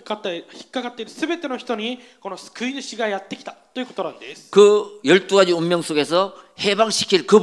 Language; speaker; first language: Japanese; non-native, fluent; Korean